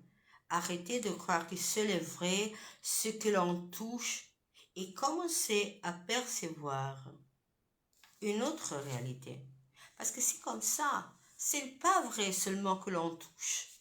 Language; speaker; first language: French; non-native, fluent; Italian